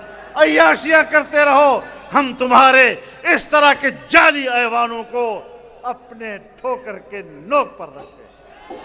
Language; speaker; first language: Urdu; non-native, local second language; Pashto